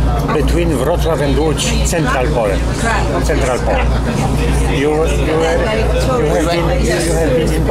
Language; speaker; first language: English; non-native, learner; Polish